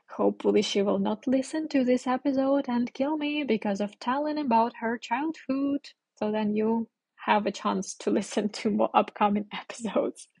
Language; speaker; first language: English; non-native, fluent; Ukrainian